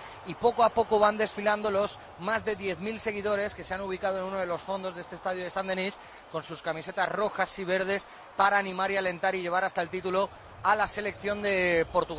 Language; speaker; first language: Spanish; native; Spanish